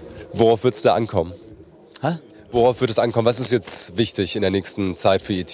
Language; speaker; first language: German; native; German